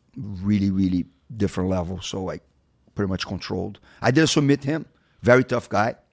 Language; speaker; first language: English; non-native, fluent; Portuguese